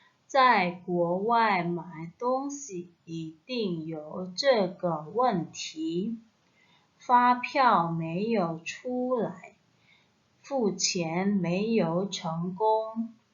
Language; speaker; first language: Chinese; non-native, fluent; Indonesian